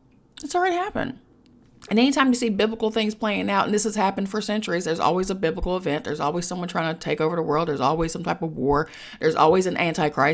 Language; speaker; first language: English; native; English